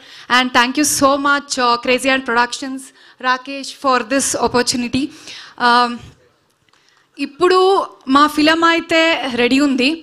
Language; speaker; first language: Telugu; non-native, learner; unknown